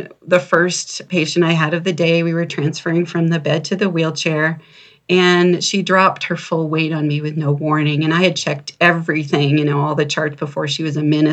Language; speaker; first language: English; native; English